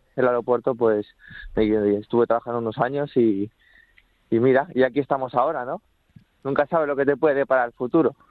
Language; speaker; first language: Spanish; native; Spanish